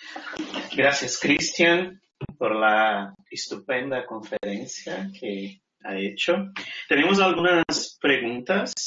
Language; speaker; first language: Spanish; non-native, fluent; Portuguese